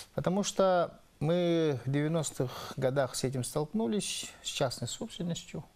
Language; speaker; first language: Russian; non-native, local second language; Yakut